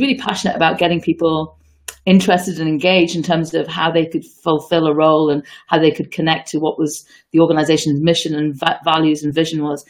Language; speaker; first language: English; native; English